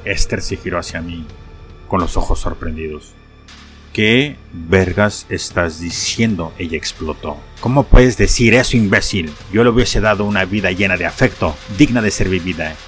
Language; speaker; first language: Spanish; native; Spanish